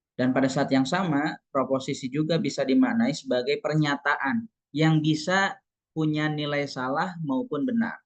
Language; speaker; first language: Indonesian; non-native, local second language; Sundanese